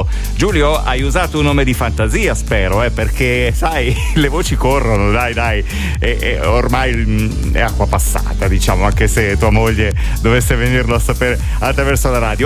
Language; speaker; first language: Italian; native; Italian